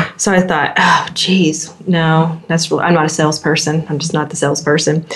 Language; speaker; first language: English; native; English